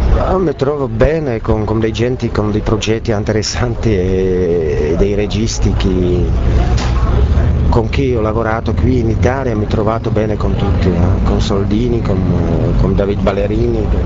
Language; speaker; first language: Italian; non-native, learner; Czech